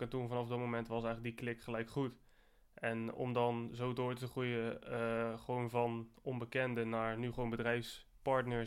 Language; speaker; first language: Dutch; native; Dutch